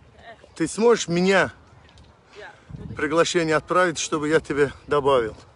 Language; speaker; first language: Russian; non-native, local second language; Azerbaijani